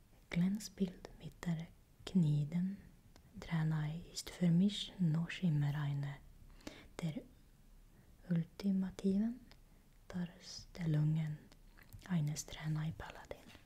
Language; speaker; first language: German; non-native, learner; Swedish